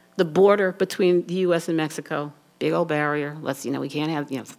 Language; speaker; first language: English; native; English